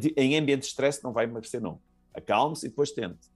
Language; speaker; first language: Portuguese; native; Portuguese